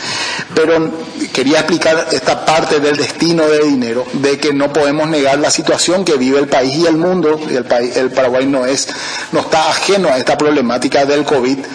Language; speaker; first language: Spanish; native; Spanish